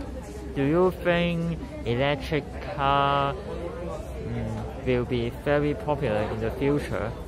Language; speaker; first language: English; non-native, learner; Cantonese